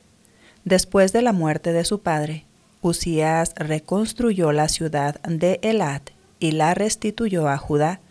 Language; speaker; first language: Spanish; native; Spanish